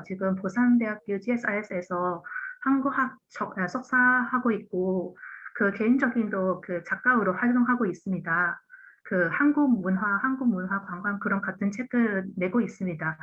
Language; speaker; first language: Korean; non-native, fluent; Cantonese